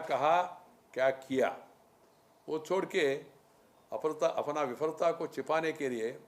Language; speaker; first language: Hindi; non-native, local second language; Telugu